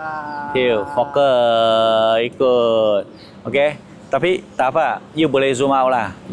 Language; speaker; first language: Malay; non-native, local second language; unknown